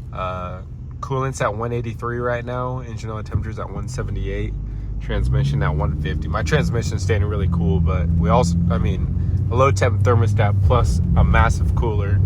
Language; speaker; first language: English; native; English